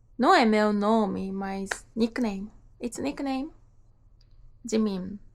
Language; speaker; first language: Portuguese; non-native, learner; Japanese